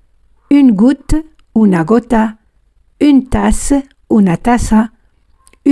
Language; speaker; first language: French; non-native, fluent; Spanish